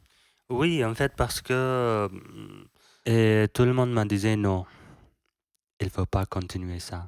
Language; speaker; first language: French; non-native, learner; Persian